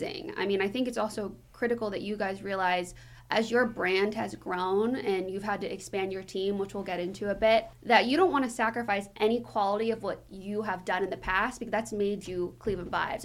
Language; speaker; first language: English; native; English